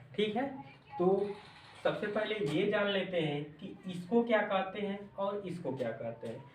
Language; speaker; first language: Hindi; native; Hindi